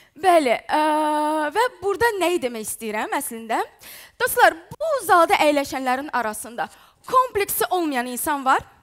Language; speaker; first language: Azerbaijani; non-native, fluent; Ukrainian